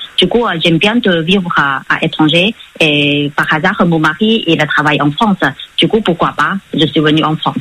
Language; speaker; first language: French; non-native, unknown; Chinese